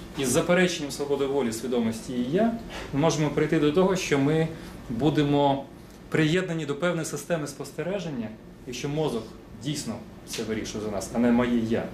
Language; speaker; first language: Ukrainian; non-native, local second language; Russian